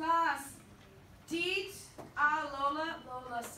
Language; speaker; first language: French; non-native, fluent; English